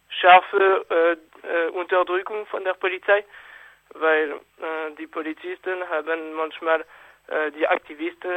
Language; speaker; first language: German; non-native, fluent; French